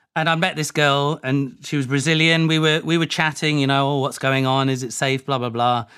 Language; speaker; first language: English; native; English